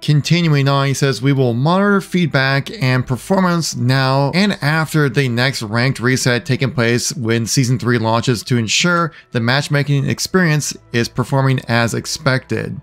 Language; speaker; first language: English; native; English